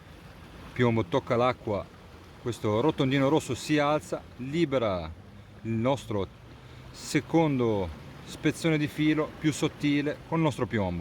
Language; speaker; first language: Italian; native; Italian